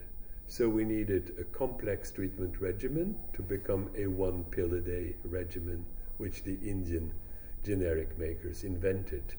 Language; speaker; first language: English; non-native, fluent; French